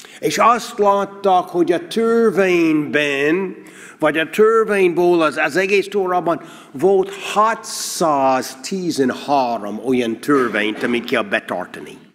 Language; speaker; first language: Hungarian; non-native, learner; English